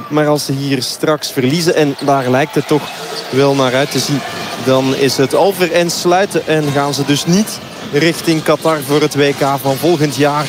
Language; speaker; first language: Dutch; native; Dutch